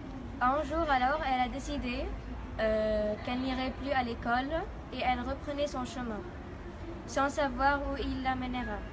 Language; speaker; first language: French; non-native, fluent; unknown